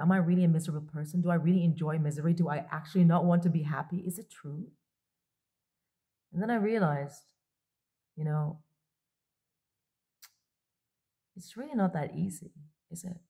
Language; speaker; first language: English; non-native, local second language; Arabic